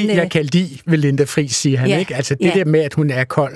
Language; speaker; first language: Danish; native; Danish